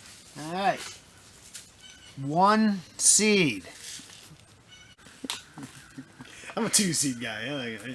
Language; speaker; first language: English; native; English